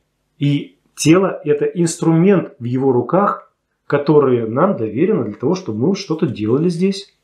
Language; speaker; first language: Russian; native; Russian